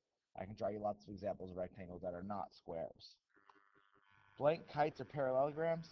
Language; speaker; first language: English; native; English